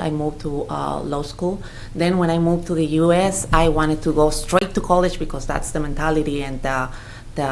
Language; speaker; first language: English; non-native, fluent; Spanish